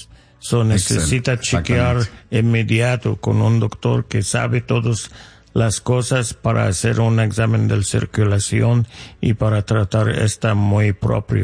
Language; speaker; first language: Spanish; non-native, learner; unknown